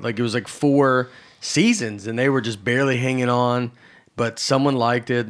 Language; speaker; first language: English; native; English